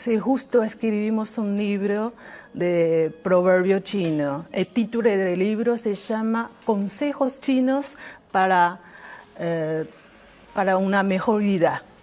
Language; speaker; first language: Spanish; non-native, learner; Chinese